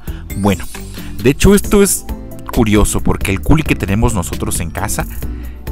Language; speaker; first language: Spanish; native; Spanish